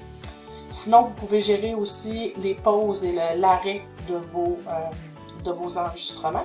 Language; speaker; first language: French; native; French